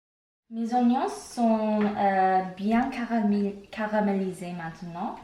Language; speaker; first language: French; non-native, learner; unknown